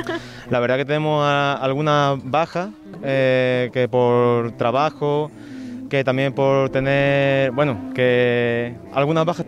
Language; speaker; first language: Spanish; native; Spanish